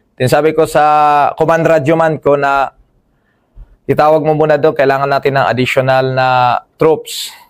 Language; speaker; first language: Filipino; non-native, local second language; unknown